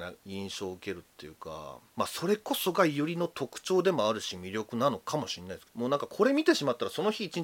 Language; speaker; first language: Japanese; native; Japanese